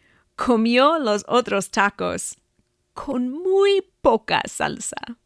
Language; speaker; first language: Spanish; non-native, fluent; English